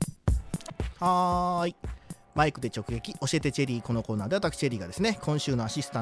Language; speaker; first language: Japanese; native; Japanese